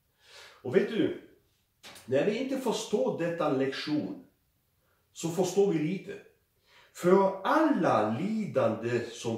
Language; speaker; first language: Swedish; non-native, fluent; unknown